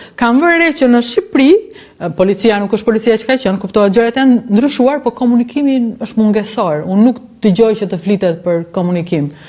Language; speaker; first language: Albanian; native; Albanian